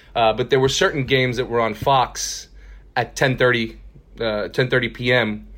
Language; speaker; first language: English; native; English